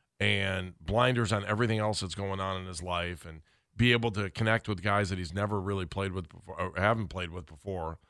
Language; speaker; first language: English; native; English